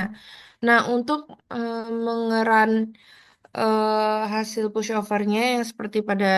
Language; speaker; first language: Indonesian; native; Indonesian